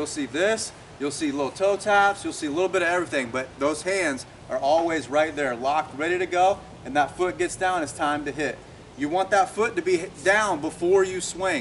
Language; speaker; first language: English; native; English